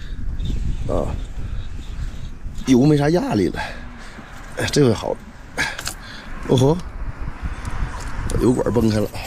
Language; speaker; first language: Chinese; native; Chinese